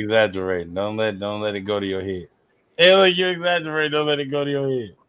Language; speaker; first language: English; native; English